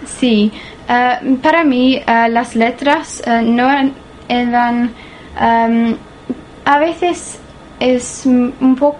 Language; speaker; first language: Spanish; non-native, learner; English